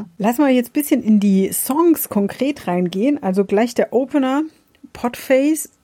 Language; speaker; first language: German; native; German